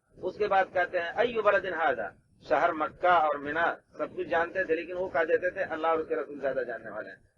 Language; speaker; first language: Urdu; native; Urdu